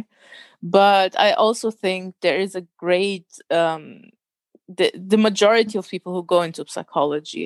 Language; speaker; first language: English; non-native, fluent; German